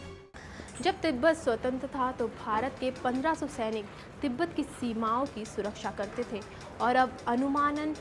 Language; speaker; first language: Hindi; native; Hindi